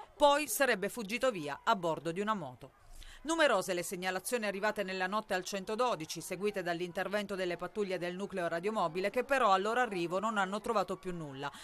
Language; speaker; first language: Italian; non-native, fluent; Polish